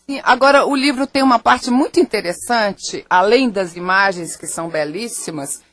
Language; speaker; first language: Portuguese; native; Portuguese